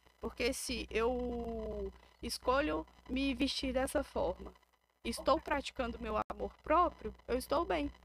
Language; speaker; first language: Portuguese; native; Portuguese